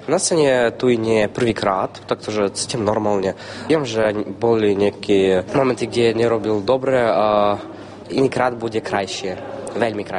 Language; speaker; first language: Slovak; non-native, learner; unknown